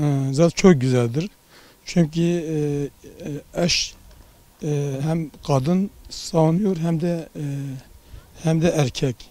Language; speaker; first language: Turkish; non-native, local second language; Kurdish